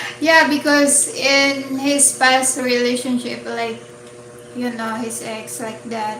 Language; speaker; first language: English; non-native, local second language; Filipino